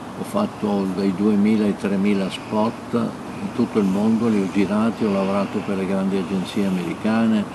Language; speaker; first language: Italian; native; Italian